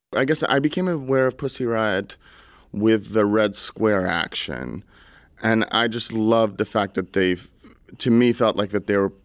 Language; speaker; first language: English; early bilingual, other home language; Russian